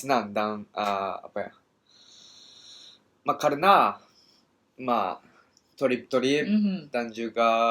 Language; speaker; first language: Indonesian; non-native, learner; Japanese